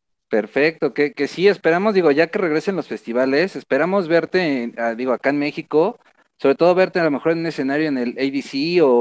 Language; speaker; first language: Spanish; native; Spanish